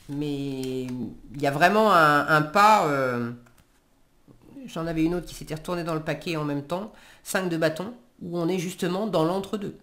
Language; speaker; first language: French; native; French